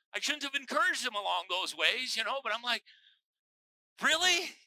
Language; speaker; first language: English; native; English